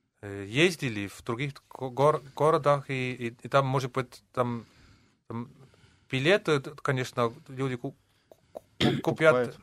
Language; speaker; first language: Russian; non-native, local second language; Estonian